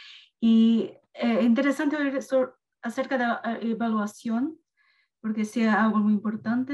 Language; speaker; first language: Spanish; non-native, learner; Portuguese